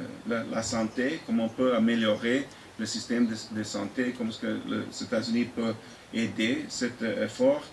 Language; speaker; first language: French; non-native, fluent; English